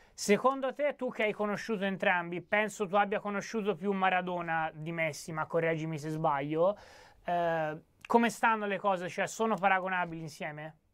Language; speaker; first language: Italian; native; Italian